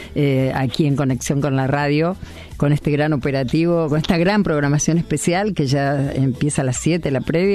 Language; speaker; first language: Spanish; native; Spanish